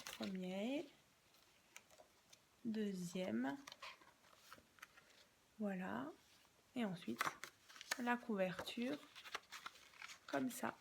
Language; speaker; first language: French; native; French